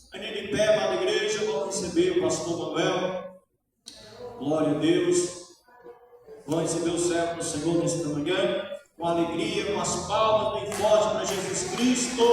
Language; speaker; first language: Portuguese; native; Portuguese